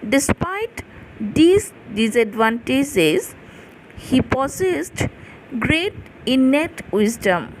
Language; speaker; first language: English; non-native, local second language; Assamese